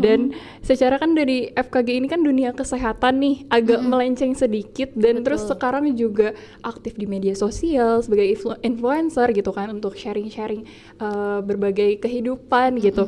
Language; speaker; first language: Indonesian; native; Indonesian